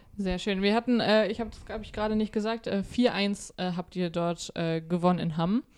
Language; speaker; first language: German; native; German